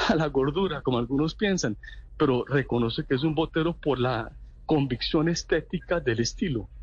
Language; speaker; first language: Spanish; native; Spanish